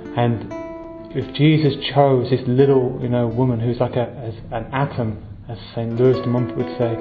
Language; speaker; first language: English; native; English